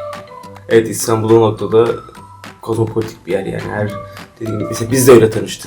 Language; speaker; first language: Turkish; native; Turkish